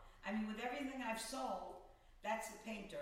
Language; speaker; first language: English; native; English